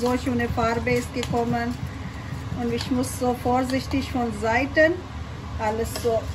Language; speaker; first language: German; non-native, learner; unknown